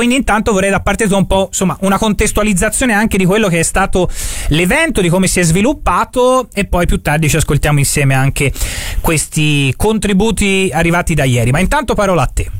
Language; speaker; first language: Italian; native; Italian